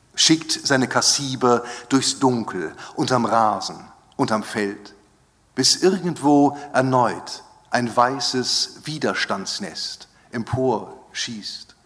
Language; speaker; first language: German; native; German